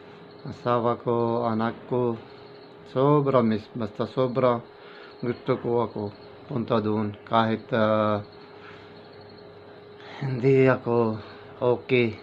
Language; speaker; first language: Filipino; non-native, learner; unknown